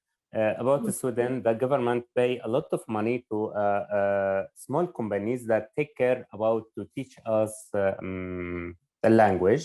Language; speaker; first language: English; non-native, learner; Arabic